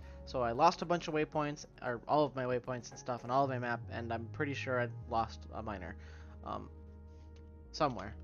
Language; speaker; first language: English; native; English